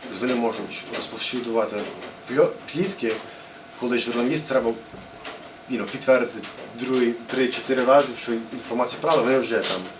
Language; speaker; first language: Ukrainian; early bilingual, heritage; English